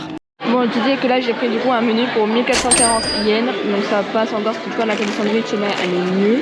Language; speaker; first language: French; native; French